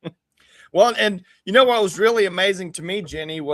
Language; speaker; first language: English; native; English